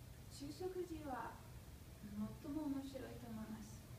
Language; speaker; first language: Japanese; non-native, learner; English